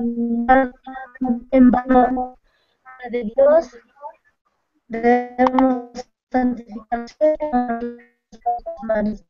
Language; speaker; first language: Spanish; non-native, local second language; Aymara